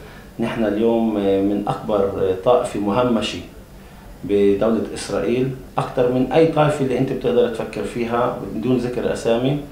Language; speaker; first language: Arabic; native; Arabic